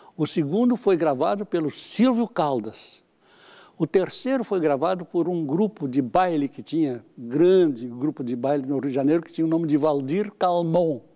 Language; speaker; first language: Portuguese; native; Portuguese